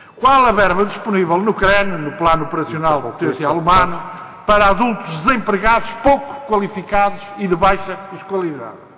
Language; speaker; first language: Portuguese; native; Portuguese